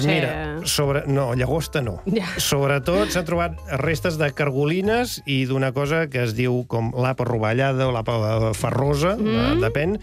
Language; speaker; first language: Catalan; native; Catalan